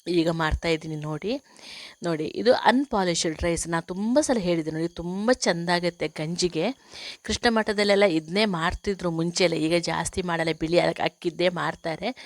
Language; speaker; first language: Kannada; non-native, local second language; Tulu